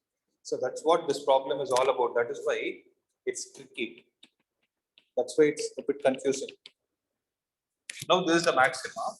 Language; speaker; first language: English; non-native, local second language; Tamil